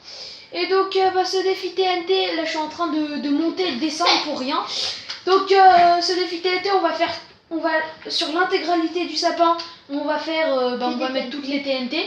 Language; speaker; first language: French; native; French